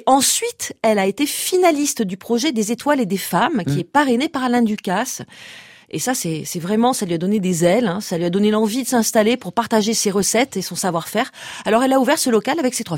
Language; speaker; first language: French; native; French